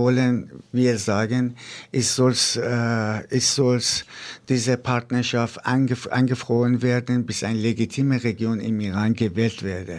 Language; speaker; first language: German; non-native, fluent; Persian